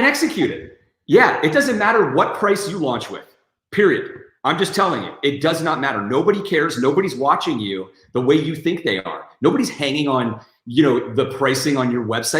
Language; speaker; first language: English; native; English